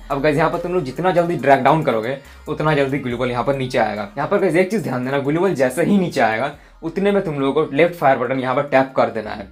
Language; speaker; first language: Hindi; native; Hindi